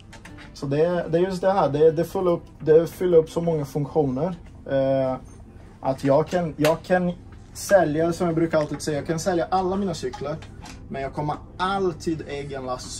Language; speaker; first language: Swedish; non-native, fluent; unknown